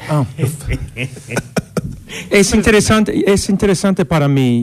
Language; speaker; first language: Spanish; non-native, learner; English